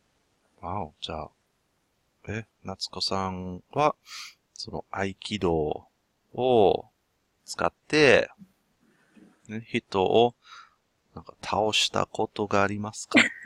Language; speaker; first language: Japanese; non-native, learner; English